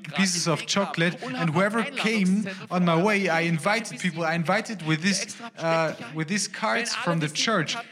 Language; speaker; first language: English; non-native, fluent; German